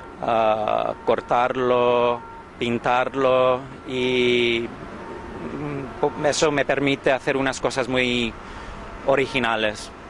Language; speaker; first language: Spanish; early bilingual, heritage; English